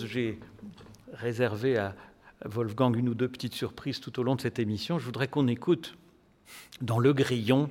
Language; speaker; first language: French; native; French